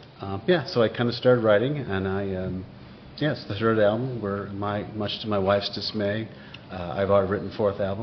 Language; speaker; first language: English; native; English